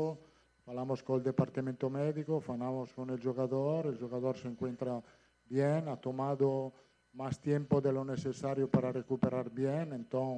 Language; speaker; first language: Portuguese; non-native, fluent; Italian